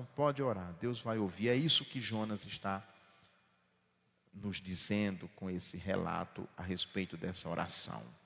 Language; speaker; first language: Portuguese; native; Portuguese